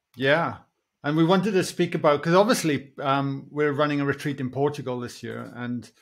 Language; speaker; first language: English; native; English